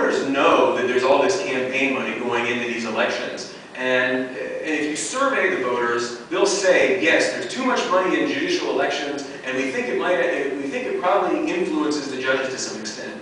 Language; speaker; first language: English; native; English